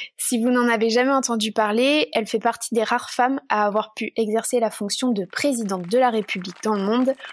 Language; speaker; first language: French; native; French